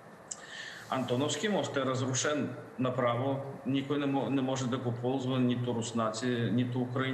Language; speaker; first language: Bulgarian; non-native, fluent; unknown